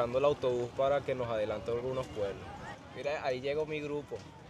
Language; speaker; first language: Spanish; native; Spanish